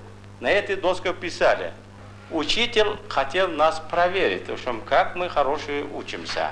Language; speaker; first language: Russian; non-native, local second language; Kyrgyz